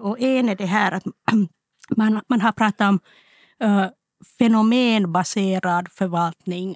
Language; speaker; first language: Swedish; non-native, local second language; Finnish